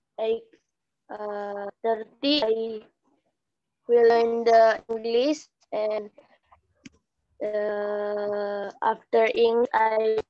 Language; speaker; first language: English; non-native, learner; Indonesian